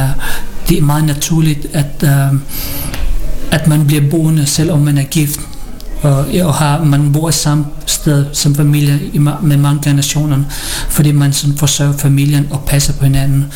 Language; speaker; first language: Danish; non-native, fluent; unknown